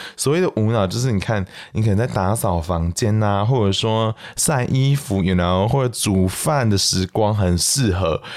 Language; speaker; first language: Chinese; native; Chinese